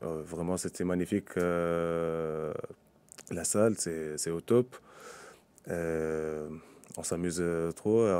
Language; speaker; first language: French; non-native, local second language; Arabic